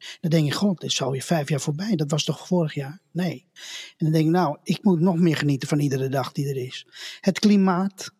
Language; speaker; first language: Dutch; native; Dutch